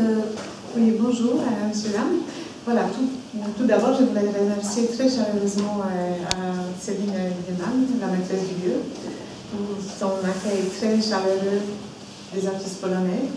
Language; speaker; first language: French; non-native, fluent; Polish